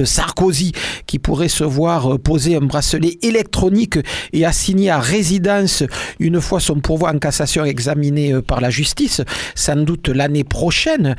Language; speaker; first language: French; native; French